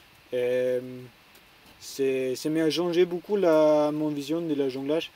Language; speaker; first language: French; non-native, learner; German